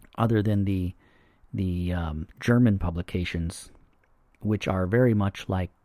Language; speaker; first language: English; native; English